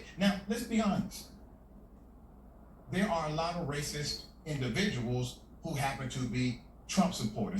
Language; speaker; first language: English; native; English